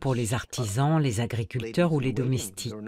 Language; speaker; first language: French; native; French